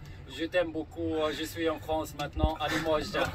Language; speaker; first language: French; non-native, local second language; Arabic